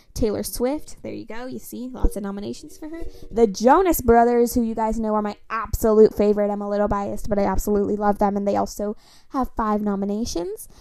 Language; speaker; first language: English; native; English